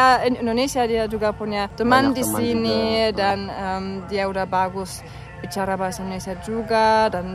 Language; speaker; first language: Indonesian; non-native, fluent; German